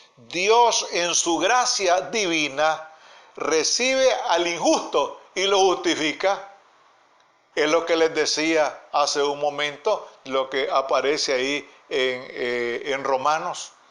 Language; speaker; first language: Spanish; native; Spanish